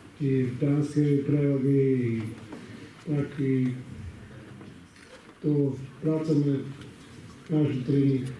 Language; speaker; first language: Slovak; non-native, learner; Slovenian